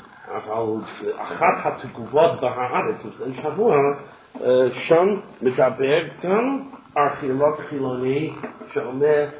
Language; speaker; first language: Hebrew; non-native, fluent; English